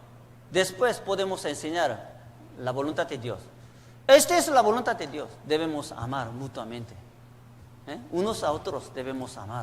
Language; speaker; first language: Spanish; non-native, learner; Korean